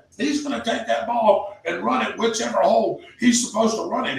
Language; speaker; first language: English; native; English